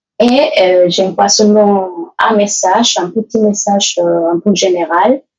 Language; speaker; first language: French; non-native, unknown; Spanish